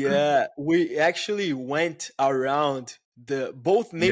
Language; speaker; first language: English; non-native, fluent; Portuguese